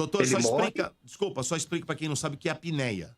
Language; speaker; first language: Portuguese; native; Portuguese